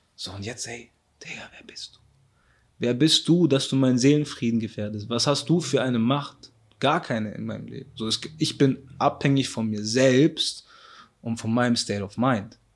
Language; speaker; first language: German; early bilingual, other home language; Arabic